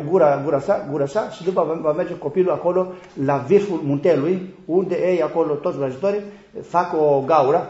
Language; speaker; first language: Romanian; non-native, learner; Greek